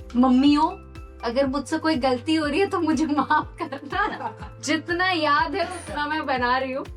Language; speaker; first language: Hindi; non-native, local second language; Tamil